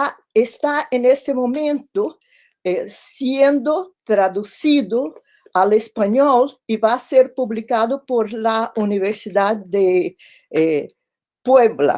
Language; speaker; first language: Spanish; non-native, fluent; Portuguese